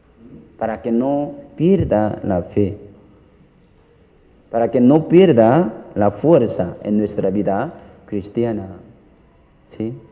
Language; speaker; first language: Spanish; non-native, learner; Korean